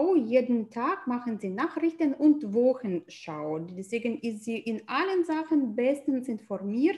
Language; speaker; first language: German; non-native, fluent; Russian